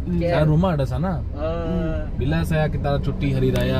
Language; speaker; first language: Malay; non-native, local second language; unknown